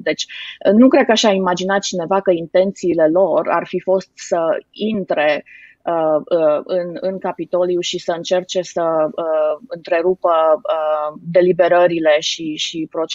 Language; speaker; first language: Romanian; native; Romanian